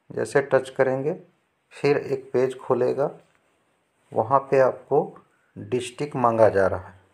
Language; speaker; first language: Hindi; native; Hindi